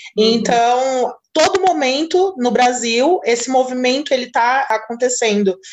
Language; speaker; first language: Portuguese; native; Portuguese